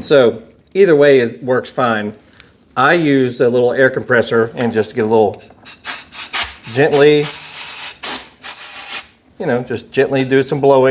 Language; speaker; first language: English; native; English